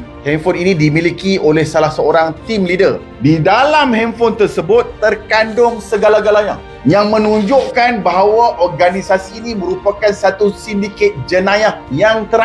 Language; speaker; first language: Malay; native; Malay